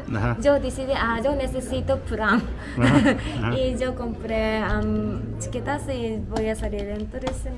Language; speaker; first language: Spanish; non-native, learner; Japanese